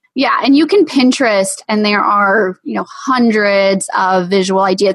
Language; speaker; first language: English; native; English